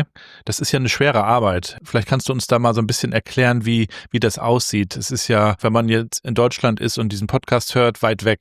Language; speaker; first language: German; native; German